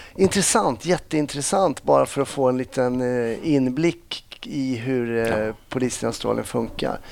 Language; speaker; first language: Swedish; native; Swedish